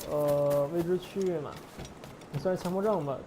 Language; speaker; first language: Chinese; native; Chinese